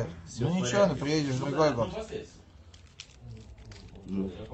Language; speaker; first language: Russian; non-native, local second language; Latvian